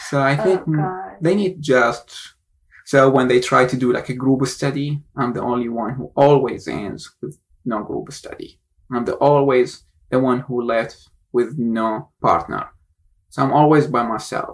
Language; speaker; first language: English; non-native, fluent; Arabic